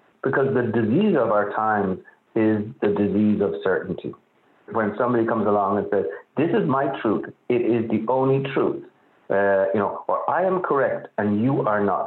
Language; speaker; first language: English; native; English